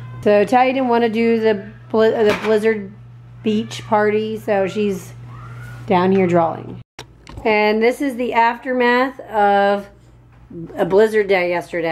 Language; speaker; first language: English; native; English